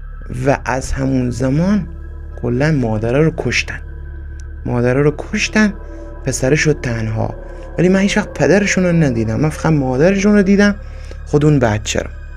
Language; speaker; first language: Persian; native; Persian